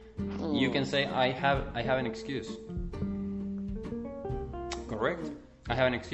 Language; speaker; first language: English; non-native, fluent; Spanish